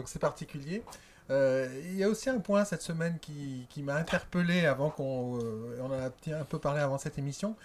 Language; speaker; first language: French; native; French